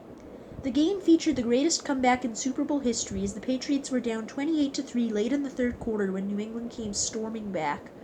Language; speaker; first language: English; native; English